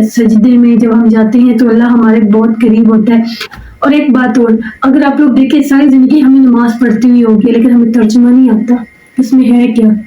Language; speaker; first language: Urdu; native; Urdu